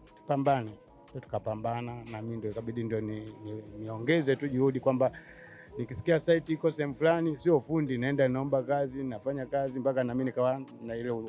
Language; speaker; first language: Swahili; native; Swahili